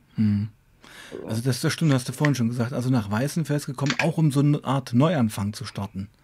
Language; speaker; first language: German; native; German